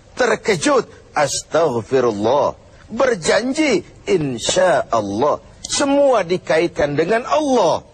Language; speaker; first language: Malay; native; Malay